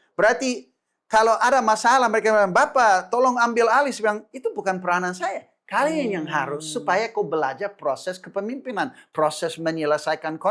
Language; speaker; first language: Indonesian; non-native, fluent; English